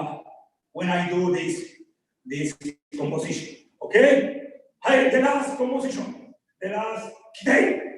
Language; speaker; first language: English; non-native, learner; Spanish